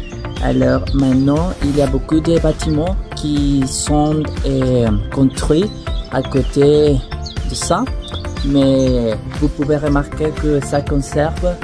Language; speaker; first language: French; non-native, fluent; Spanish